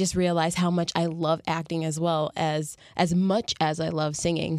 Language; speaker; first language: English; native; English